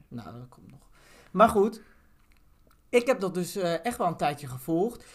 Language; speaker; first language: Dutch; early bilingual, other home language; Turkish